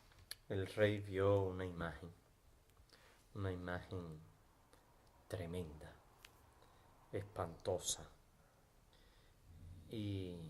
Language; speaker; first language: Spanish; native; Spanish